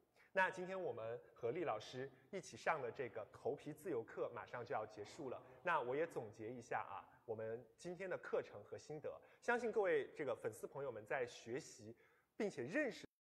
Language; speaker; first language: Chinese; native; Chinese